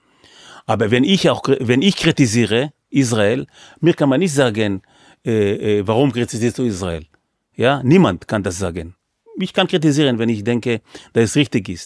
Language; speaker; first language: German; non-native, fluent; Hebrew